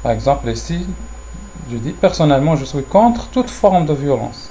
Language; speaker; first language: French; non-native, local second language; Arabic